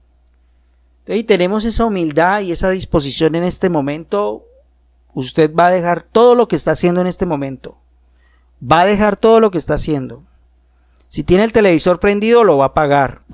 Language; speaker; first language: Spanish; native; Spanish